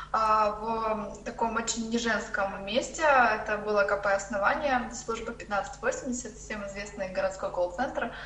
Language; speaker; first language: Russian; native; Russian